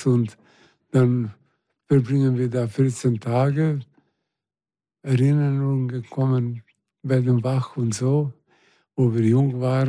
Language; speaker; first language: German; non-native, fluent; Serbian